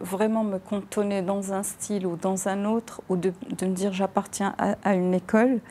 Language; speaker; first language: French; non-native, local second language; Arabic